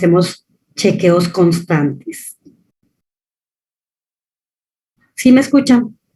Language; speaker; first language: Spanish; native; Spanish